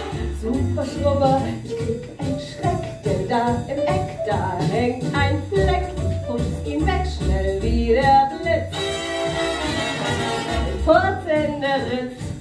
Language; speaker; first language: German; native; German